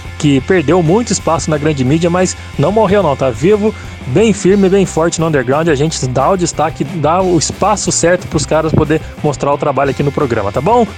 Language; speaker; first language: Portuguese; native; Portuguese